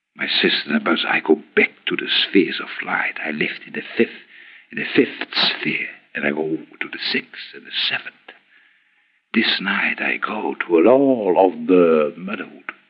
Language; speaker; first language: English; non-native, learner; Dutch